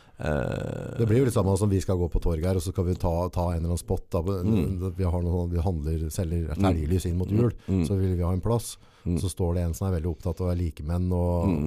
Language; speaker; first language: Norwegian; native; Norwegian